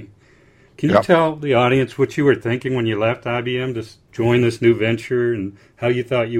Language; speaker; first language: English; native; English